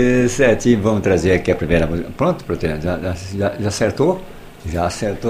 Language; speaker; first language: Portuguese; native; Portuguese